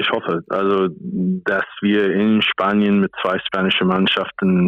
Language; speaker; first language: German; non-native, fluent; English